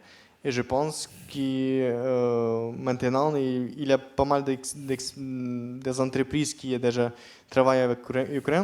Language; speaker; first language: French; non-native, fluent; Ukrainian